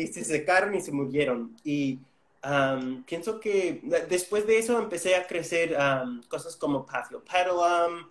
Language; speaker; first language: Spanish; non-native, fluent; English